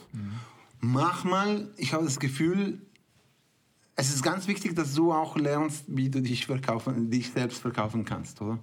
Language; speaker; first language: German; non-native, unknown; Spanish